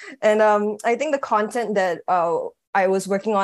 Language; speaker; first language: English; native; English